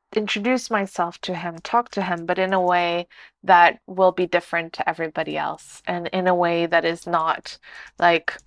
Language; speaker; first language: English; non-native, fluent; Portuguese